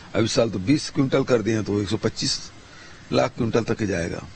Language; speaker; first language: Hindi; native; Hindi